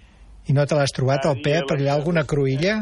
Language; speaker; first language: Catalan; native; Catalan